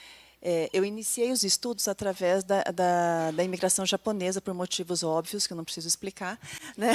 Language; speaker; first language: Portuguese; native; Portuguese